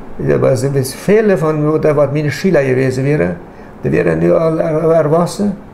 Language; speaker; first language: German; non-native, local second language; Low German